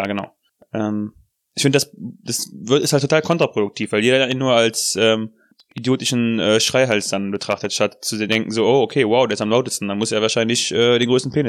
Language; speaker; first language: German; native; German